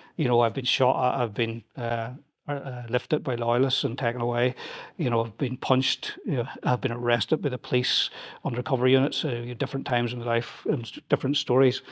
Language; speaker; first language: English; native; English